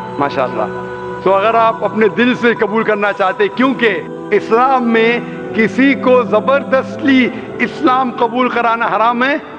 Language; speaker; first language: Urdu; non-native, local second language; Konkani